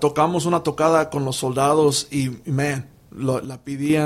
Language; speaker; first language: Spanish; early bilingual, heritage; Spanish